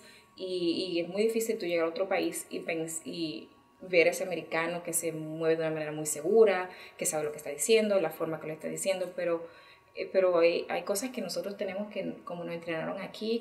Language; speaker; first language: Spanish; early bilingual, heritage; Spanish